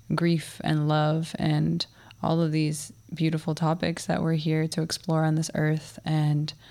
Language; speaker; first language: English; early bilingual, other home language; Russian